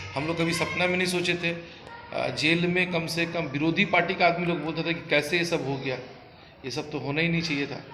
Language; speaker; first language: Hindi; non-native, local second language; Bangla